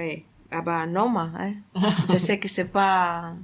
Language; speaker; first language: French; non-native, fluent; Greek